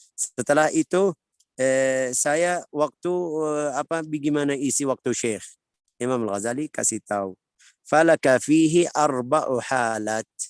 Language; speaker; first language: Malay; non-native, fluent; Arabic